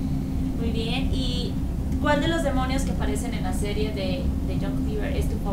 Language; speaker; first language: Spanish; native; Spanish